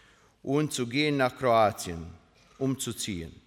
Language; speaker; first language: German; non-native, learner; Croatian